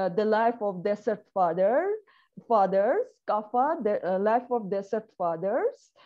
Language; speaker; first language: English; non-native, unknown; Armenian